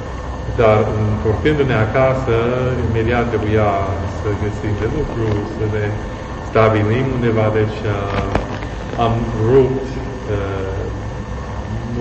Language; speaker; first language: Romanian; non-native, fluent; English